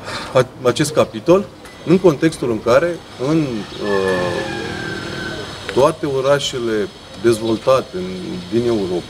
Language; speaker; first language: Romanian; native; Romanian